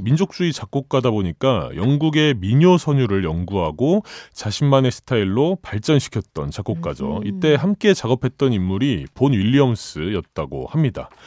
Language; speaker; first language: Korean; native; Korean